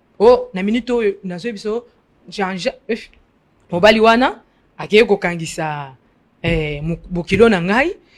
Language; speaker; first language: Lingala; non-native, local second language; Luba-Lulua